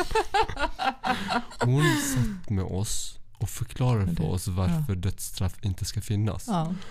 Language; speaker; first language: Swedish; early bilingual, other home language; Arabic